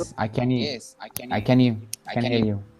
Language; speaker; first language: English; non-native, learner; Arabic